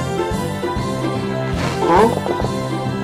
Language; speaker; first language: English; native; English